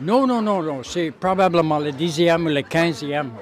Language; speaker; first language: French; non-native, local second language; English